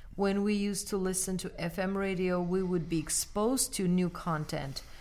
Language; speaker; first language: English; non-native, fluent; Armenian